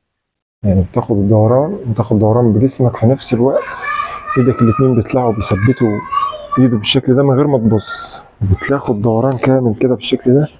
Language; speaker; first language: Arabic; native; Arabic